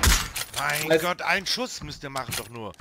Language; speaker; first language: German; native; German